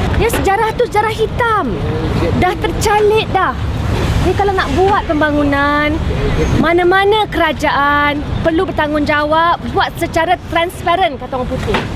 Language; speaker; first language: Malay; native; Malay